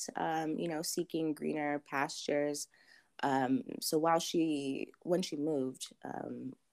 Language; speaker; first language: English; early bilingual, other home language; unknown